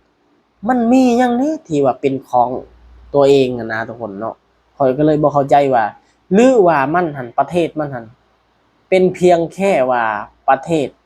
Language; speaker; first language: Thai; non-native, local second language; Lao